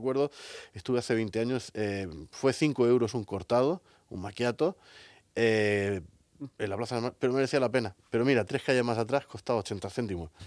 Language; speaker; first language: Spanish; native; Spanish